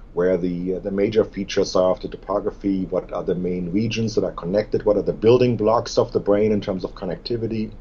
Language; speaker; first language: English; non-native, fluent; German